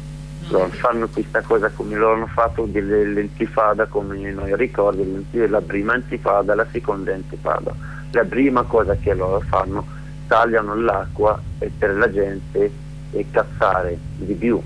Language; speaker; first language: Italian; non-native, learner; Arabic